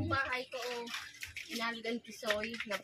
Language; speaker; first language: Filipino; non-native, local second language; Bikol